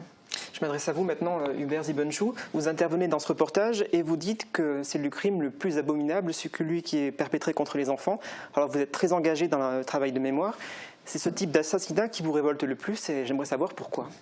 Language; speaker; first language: French; native; French